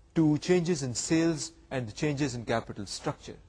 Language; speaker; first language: English; non-native, local second language; Urdu